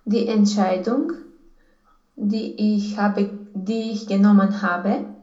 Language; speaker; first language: German; non-native, learner; Romanian